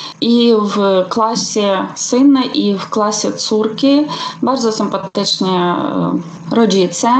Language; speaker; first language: Polish; non-native, fluent; Ukrainian